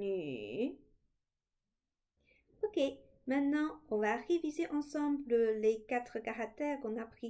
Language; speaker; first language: French; non-native, fluent; Chinese